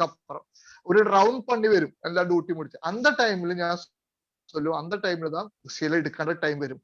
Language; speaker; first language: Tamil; non-native, learner; Malayalam